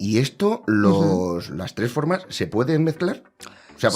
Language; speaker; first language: Spanish; native; Spanish